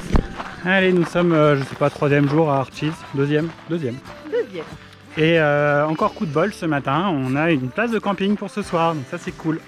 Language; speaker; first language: French; native; French